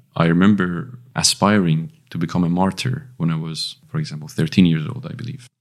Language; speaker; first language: English; non-native, fluent; Persian